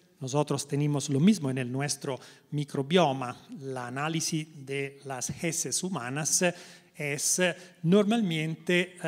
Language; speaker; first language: Spanish; non-native, learner; Italian